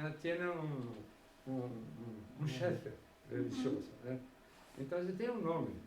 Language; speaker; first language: Spanish; non-native, fluent; Portuguese